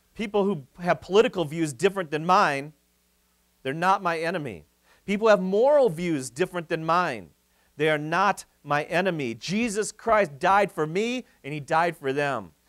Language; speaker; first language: English; native; English